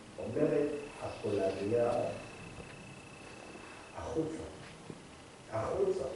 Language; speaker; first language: Hebrew; non-native, fluent; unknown